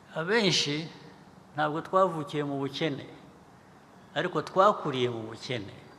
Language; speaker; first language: Kinyarwanda; early bilingual, heritage; Kinyarwanda